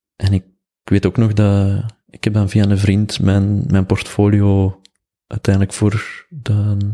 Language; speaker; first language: Dutch; native; Dutch